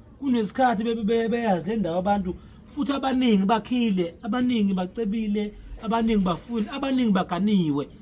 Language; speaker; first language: Zulu; native; Zulu